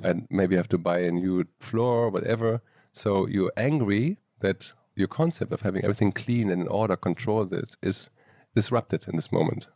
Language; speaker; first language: English; non-native, fluent; German